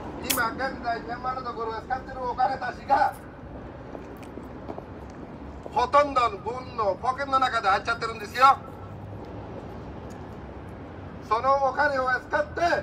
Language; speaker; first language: Japanese; non-native, fluent; Rohingya